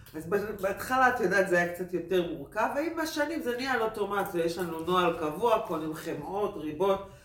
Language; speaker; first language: Hebrew; native; Hebrew